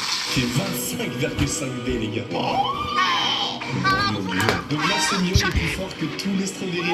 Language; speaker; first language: French; native; French